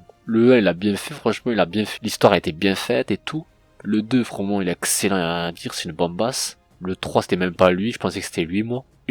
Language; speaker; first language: French; native; French